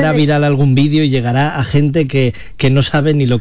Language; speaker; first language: Spanish; native; Spanish